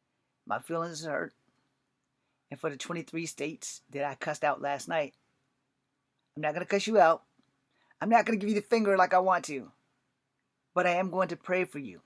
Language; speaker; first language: English; native; English